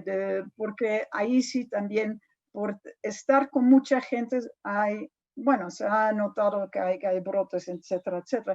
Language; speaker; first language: Spanish; non-native, fluent; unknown